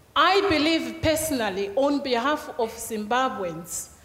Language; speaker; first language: English; non-native, local second language; Shona